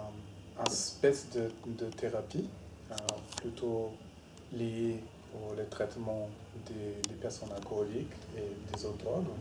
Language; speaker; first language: French; non-native, fluent; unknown